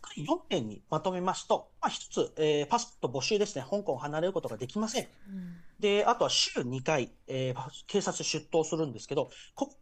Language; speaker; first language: Japanese; early bilingual, heritage; Japanese